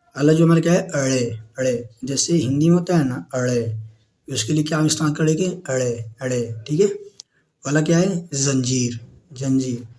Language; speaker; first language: Hindi; native; Hindi